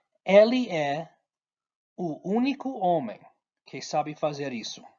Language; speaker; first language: Portuguese; non-native, fluent; English